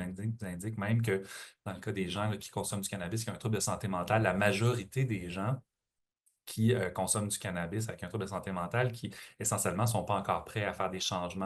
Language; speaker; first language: French; native; French